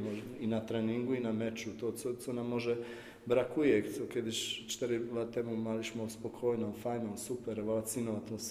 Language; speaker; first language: Polish; non-native, fluent; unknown